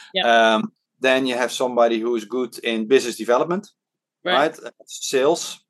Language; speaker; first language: English; non-native, fluent; Dutch